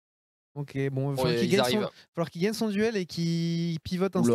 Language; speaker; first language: French; native; French